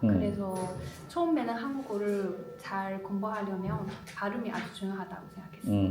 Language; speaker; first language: Korean; non-native, learner; Chinese